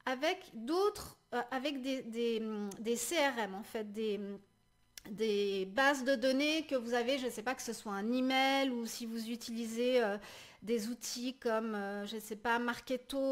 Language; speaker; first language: French; native; French